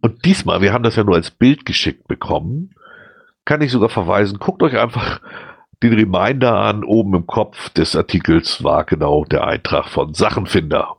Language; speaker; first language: German; native; German